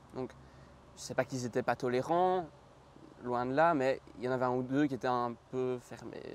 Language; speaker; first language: French; native; French